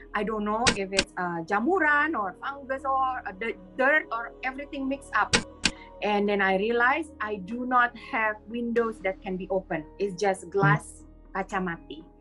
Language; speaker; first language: English; non-native, fluent; Indonesian